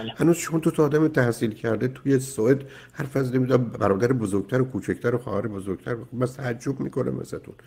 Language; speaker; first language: Persian; native; Persian